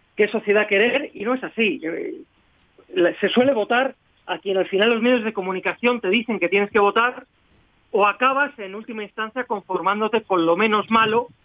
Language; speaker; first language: Spanish; native; Spanish